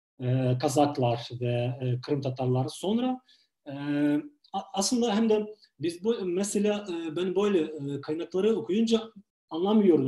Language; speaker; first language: Turkish; non-native, fluent; Ukrainian